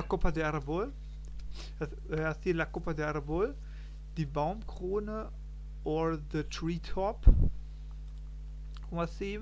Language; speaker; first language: Spanish; non-native, learner; German